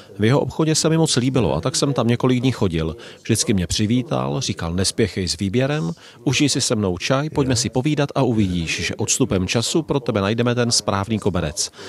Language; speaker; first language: Czech; native; Czech